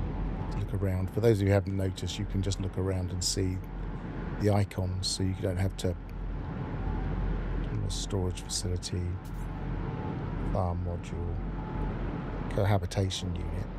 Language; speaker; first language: English; native; English